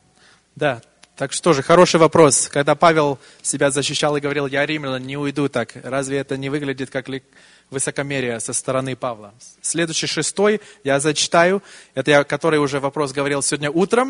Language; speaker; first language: Russian; early bilingual, heritage; Russian